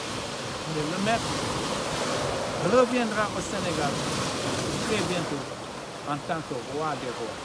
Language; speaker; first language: French; non-native, local second language; Wolof